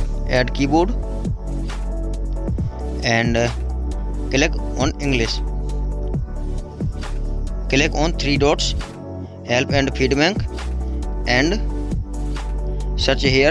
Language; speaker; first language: English; non-native, local second language; Hindi